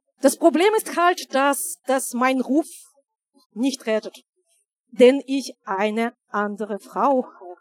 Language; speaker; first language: German; non-native, fluent; Russian